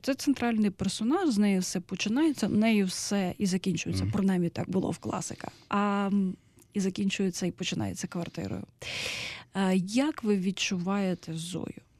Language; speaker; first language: Ukrainian; native; Ukrainian